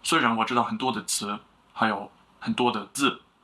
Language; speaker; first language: Chinese; non-native, learner; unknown